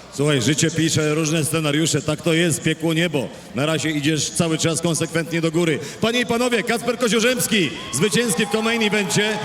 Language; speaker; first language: Polish; native; Polish